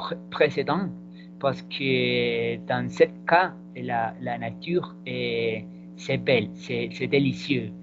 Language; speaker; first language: French; non-native, learner; Spanish